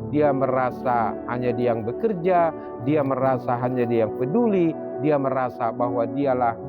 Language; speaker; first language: Indonesian; native; Indonesian